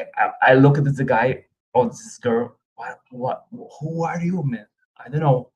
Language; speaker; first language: English; non-native, fluent; Portuguese